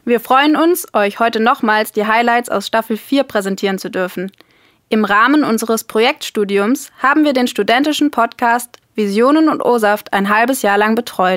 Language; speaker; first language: German; native; German